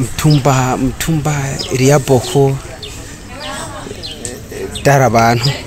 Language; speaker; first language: French; non-native, learner; Rundi